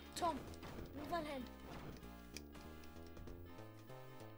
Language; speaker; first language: Welsh; non-native, local second language; English